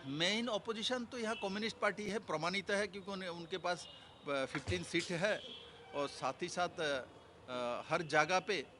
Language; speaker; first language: Hindi; non-native, local second language; Bangla